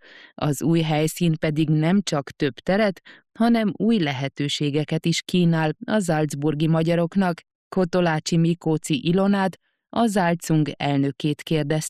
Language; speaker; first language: Hungarian; native; Hungarian